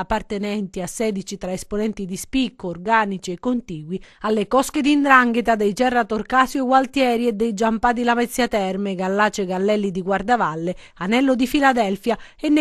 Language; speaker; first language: Italian; native; Italian